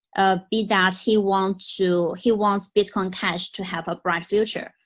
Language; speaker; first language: English; non-native, fluent; Chinese